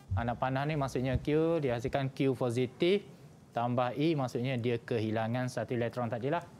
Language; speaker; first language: Malay; native; Malay